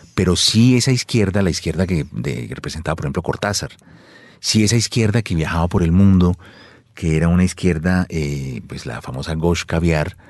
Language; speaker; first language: Spanish; native; Spanish